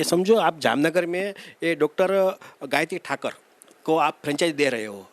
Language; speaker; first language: Hindi; non-native, local second language; Gujarati